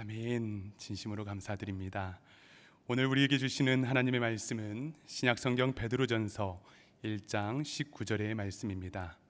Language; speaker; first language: Korean; native; Korean